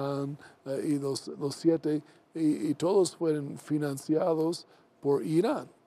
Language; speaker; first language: Spanish; non-native, learner; English